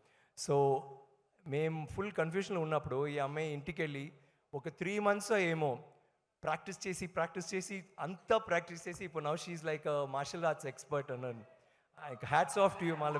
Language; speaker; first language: Telugu; non-native, learner; Tamil